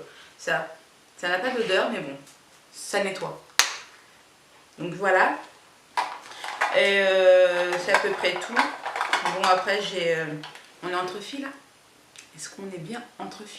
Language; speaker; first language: French; native; French